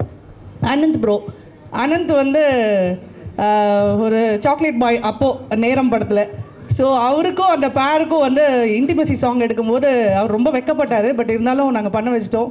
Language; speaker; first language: Tamil; native; Tamil